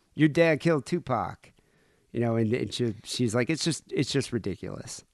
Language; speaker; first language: English; native; English